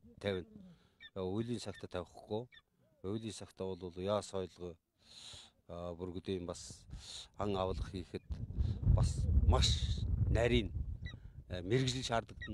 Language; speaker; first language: Mongolian; non-native, local second language; Kazakh